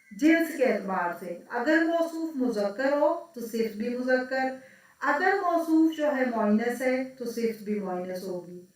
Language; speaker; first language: Urdu; native; Urdu